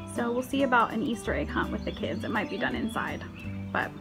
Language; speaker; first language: English; native; English